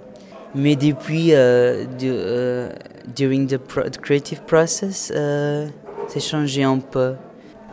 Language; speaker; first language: French; non-native, fluent; Portuguese